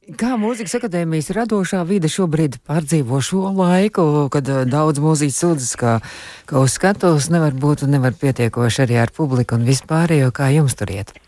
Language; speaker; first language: Latvian; native; Latvian